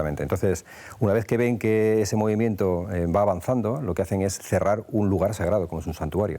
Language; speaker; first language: Spanish; native; Spanish